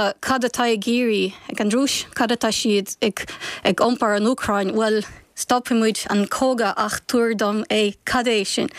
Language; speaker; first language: Irish; non-native, fluent; Ukrainian